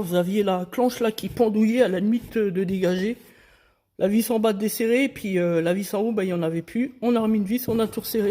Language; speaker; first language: French; native; French